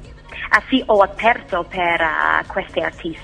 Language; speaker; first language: Italian; non-native, learner; English